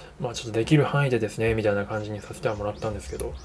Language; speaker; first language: Japanese; native; Japanese